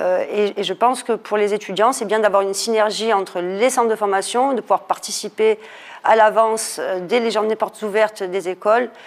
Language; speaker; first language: French; native; French